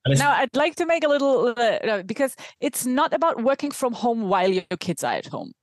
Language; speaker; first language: English; non-native, fluent; German